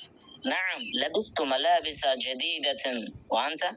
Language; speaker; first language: Arabic; non-native, learner; Bangla